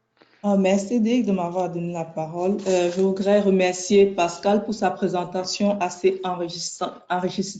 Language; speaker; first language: French; native; French